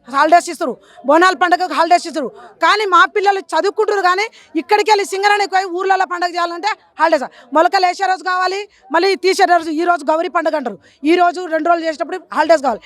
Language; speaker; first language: Telugu; non-native, local second language; Lambadi